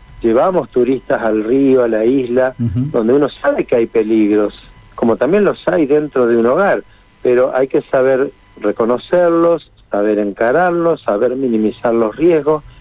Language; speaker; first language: Spanish; native; Spanish